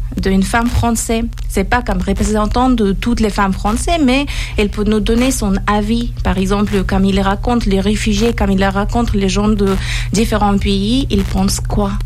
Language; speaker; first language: French; non-native, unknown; Persian